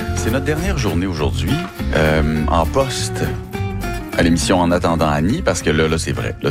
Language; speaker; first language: French; native; French